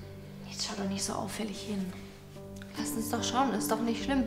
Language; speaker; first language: German; native; German